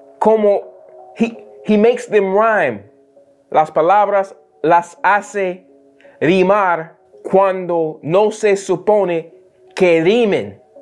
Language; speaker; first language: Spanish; non-native, learner; English